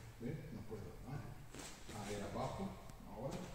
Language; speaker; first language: Spanish; non-native, fluent; Portuguese